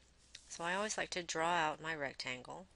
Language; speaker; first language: English; native; English